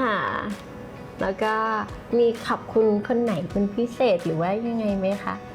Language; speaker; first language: Thai; native; Thai